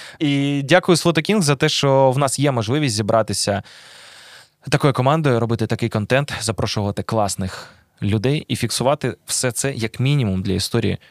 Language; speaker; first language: Ukrainian; native; Ukrainian